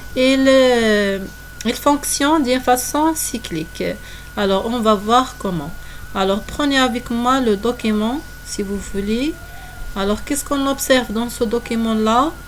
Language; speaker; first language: French; non-native, local second language; Arabic